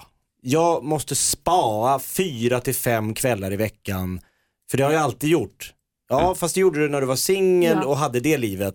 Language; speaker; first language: Swedish; native; Swedish